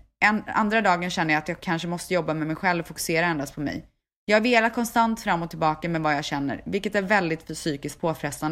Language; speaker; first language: Swedish; native; Swedish